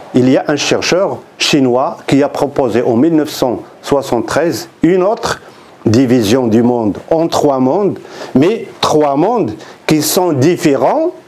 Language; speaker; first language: French; non-native, local second language; Arabic